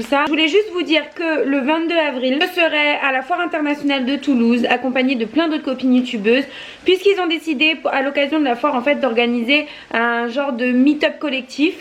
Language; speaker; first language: French; native; French